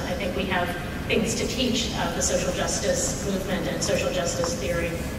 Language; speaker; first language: English; native; English